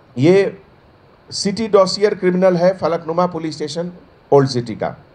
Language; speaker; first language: Hindi; native; Hindi